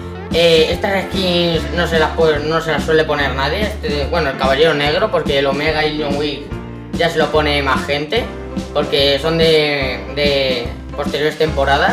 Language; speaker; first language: Spanish; native; Spanish